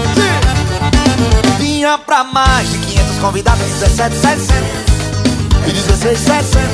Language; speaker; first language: Portuguese; native; Portuguese